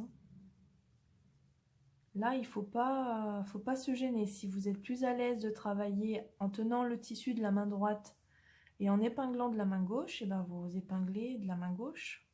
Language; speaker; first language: French; native; French